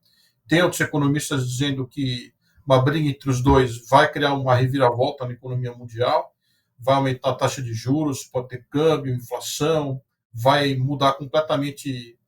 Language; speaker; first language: Portuguese; native; Portuguese